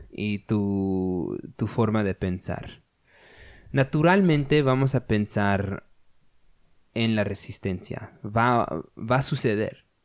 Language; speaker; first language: Spanish; early bilingual, heritage; Spanish